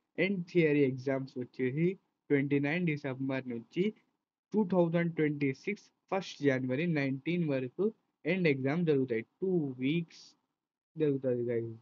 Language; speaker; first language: Telugu; non-native, local second language; Urdu